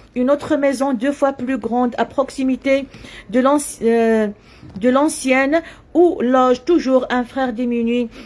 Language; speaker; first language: French; non-native, local second language; Arabic